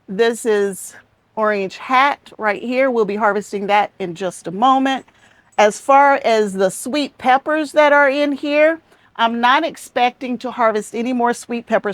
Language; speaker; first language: English; native; English